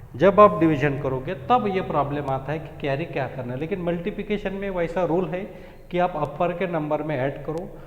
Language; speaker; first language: Hindi; non-native, local second language; Marathi